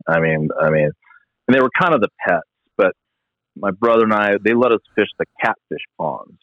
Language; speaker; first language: English; native; English